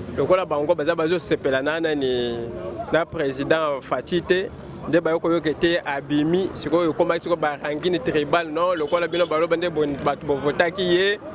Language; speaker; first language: Lingala; non-native, local second language; Luba-Lulua